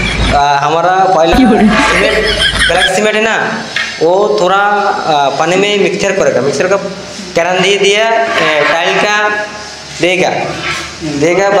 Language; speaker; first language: Hindi; non-native, learner; Bangla